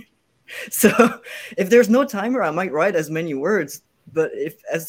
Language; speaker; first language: English; non-native, fluent; French